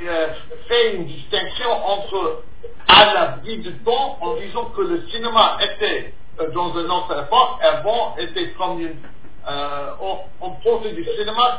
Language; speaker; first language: French; non-native, fluent; English